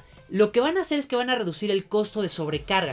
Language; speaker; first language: Spanish; native; Spanish